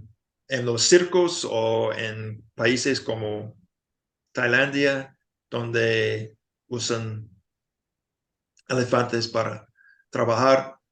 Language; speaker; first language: Spanish; non-native, fluent; English